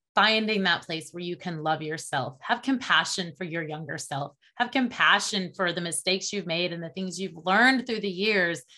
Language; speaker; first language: English; native; English